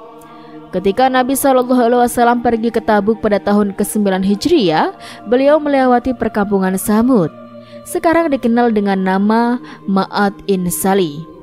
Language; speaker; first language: Indonesian; native; Indonesian